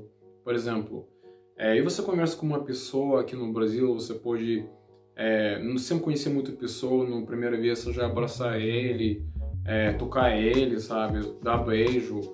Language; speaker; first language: Portuguese; non-native, learner; Russian